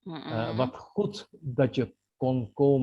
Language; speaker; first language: Dutch; non-native, fluent; Indonesian